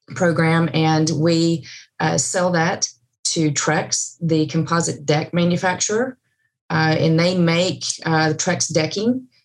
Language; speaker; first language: English; native; English